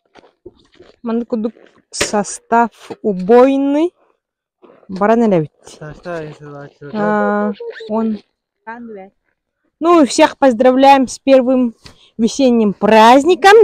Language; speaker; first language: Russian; non-native, local second language; Yakut